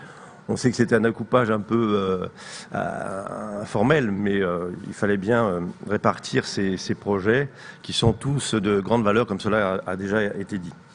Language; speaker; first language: French; native; French